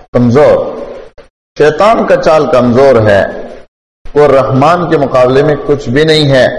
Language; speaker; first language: Urdu; non-native, local second language; Pashto